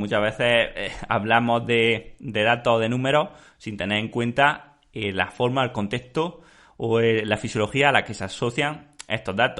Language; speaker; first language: Spanish; native; Spanish